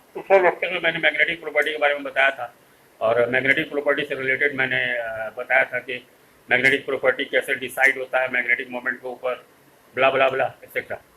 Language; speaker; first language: Hindi; native; Hindi